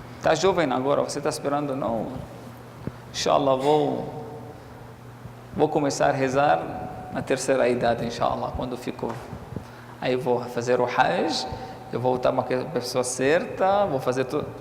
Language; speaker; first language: Portuguese; non-native, fluent; Arabic